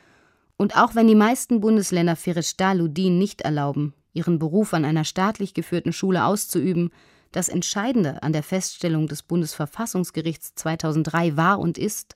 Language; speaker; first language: German; native; German